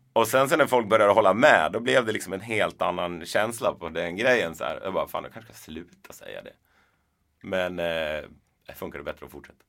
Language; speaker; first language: Swedish; native; Swedish